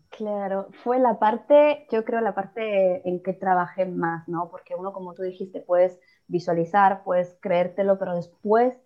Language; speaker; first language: Spanish; non-native, fluent; Italian